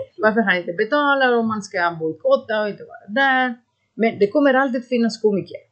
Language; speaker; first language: Swedish; non-native, fluent; Greek